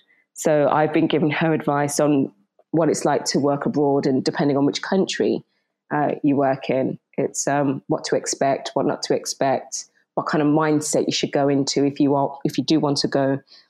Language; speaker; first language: English; native; English